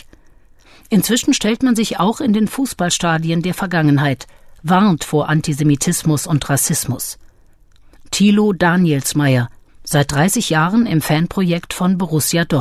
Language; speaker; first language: German; native; German